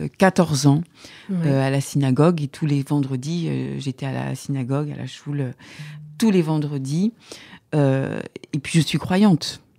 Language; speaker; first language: French; native; French